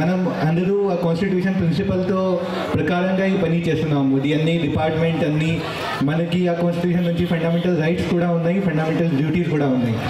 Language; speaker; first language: Telugu; non-native, learner; Hindi